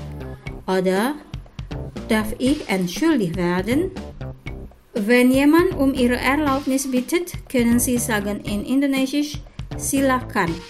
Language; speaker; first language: German; non-native, fluent; Indonesian